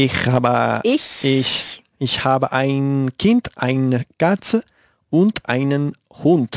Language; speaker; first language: German; non-native, learner; Spanish